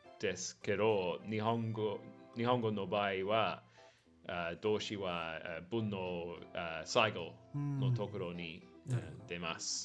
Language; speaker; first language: Japanese; non-native, learner; English